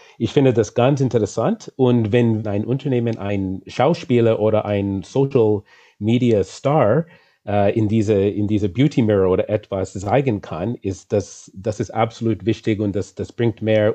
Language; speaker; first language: German; non-native, fluent; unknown